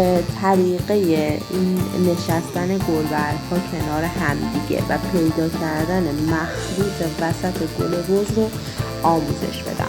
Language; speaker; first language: Persian; native; Persian